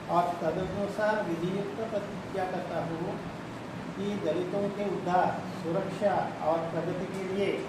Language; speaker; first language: Hindi; non-native, local second language; Marathi